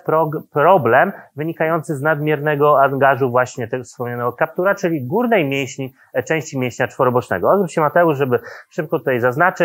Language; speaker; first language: Polish; native; Polish